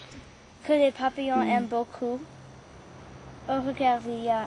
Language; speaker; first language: French; early bilingual, heritage; English